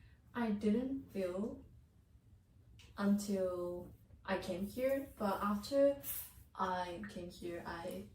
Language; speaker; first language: English; non-native, learner; Japanese